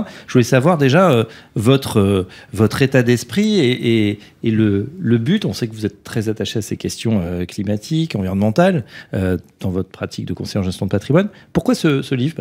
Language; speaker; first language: French; native; French